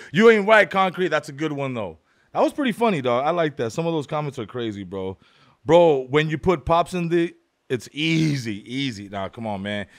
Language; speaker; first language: English; early bilingual, other home language; Spanish